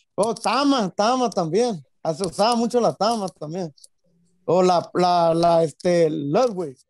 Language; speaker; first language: Spanish; early bilingual, heritage; Spanish